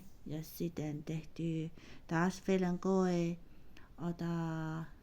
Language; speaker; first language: Finnish; non-native, learner; Chinese